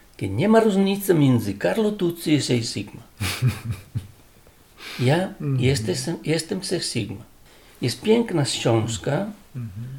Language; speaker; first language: Polish; non-native, learner; Italian